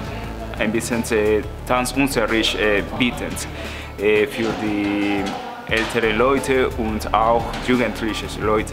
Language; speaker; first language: German; non-native, learner; Spanish